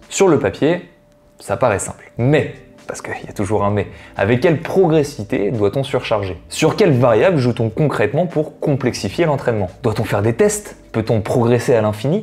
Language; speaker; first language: French; native; French